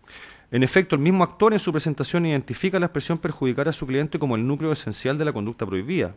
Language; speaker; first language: Spanish; native; Spanish